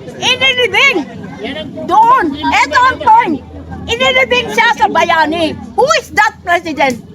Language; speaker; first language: Filipino; non-native, local second language; Iloko